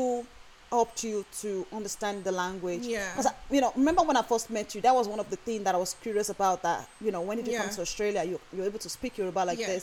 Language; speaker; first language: English; non-native, local second language; Yoruba